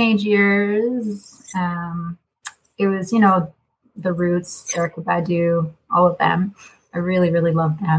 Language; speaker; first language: English; native; English